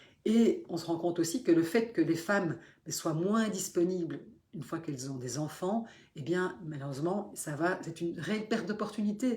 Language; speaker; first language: French; native; French